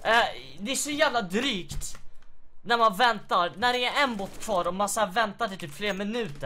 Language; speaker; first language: Swedish; native; Swedish